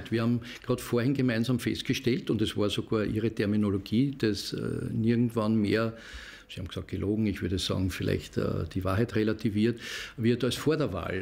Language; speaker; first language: German; native; German